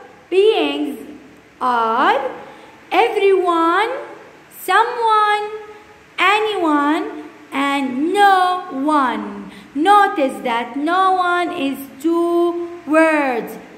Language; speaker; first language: English; non-native, fluent; Arabic